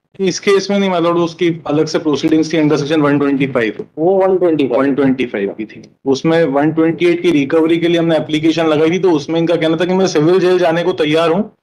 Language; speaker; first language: Hindi; native; Hindi